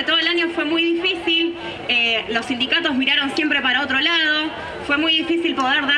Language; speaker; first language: Spanish; native; Spanish